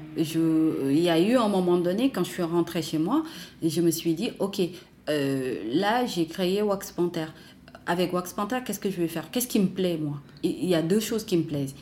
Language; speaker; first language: French; non-native, local second language; Wolof